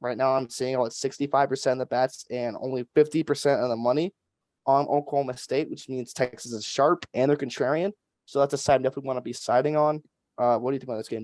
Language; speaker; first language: English; native; English